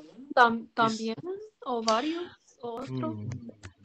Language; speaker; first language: Spanish; non-native, learner; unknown